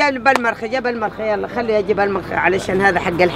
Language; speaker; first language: Arabic; native; Arabic